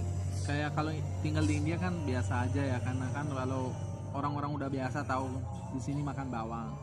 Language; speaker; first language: Indonesian; non-native, fluent; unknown